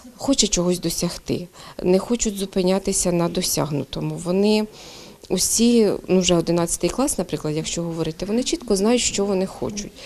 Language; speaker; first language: Ukrainian; native; Ukrainian